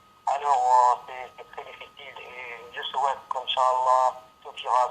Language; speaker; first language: French; non-native, fluent; Arabic